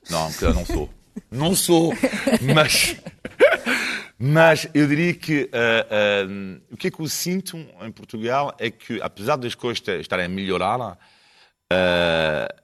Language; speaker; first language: Portuguese; non-native, fluent; French